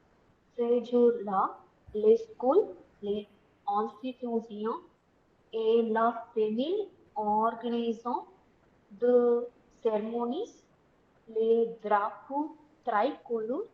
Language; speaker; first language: French; non-native, learner; Tamil